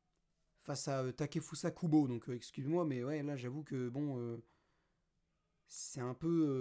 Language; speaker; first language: French; native; French